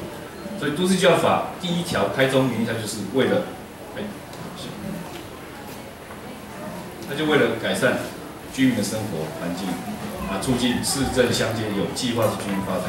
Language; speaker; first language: Chinese; native; Chinese